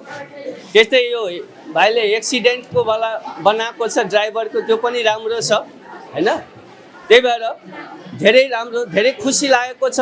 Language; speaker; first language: Nepali; non-native, local second language; Maithili